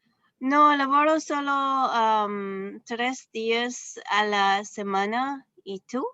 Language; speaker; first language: Spanish; non-native, learner; English